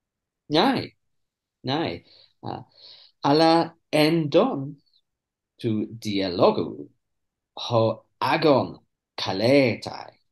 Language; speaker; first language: Greek; non-native, fluent; English